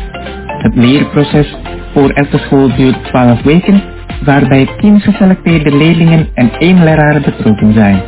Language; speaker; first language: Dutch; non-native, fluent; Indonesian